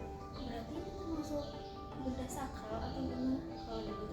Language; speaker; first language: Indonesian; native; Indonesian